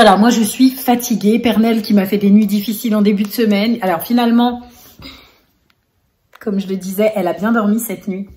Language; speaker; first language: French; native; French